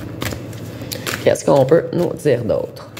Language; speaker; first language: French; native; French